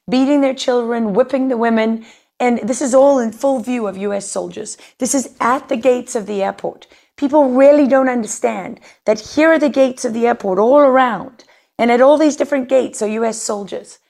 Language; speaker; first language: English; native; English